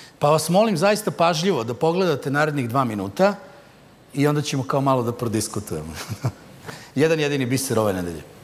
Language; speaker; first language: Serbian; native; Serbian